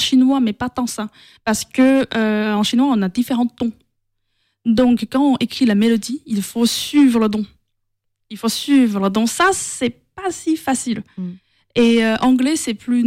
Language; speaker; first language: French; non-native, fluent; Chinese